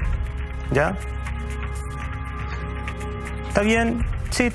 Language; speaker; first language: Spanish; native; Spanish